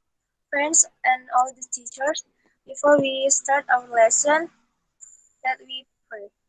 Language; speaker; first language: English; non-native, learner; Indonesian